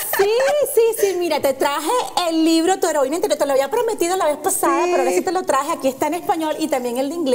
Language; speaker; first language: Spanish; native; Spanish